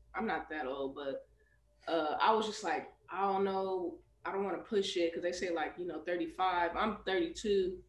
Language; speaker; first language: English; native; English